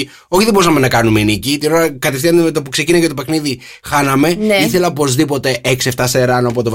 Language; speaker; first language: Greek; native; Greek